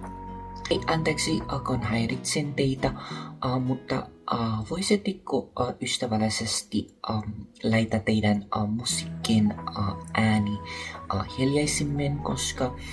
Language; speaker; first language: Finnish; non-native, learner; Filipino